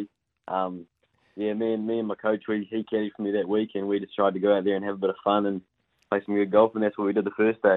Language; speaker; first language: English; native; English